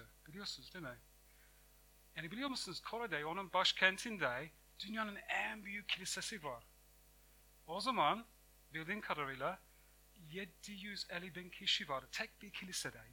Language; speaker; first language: Turkish; non-native, fluent; English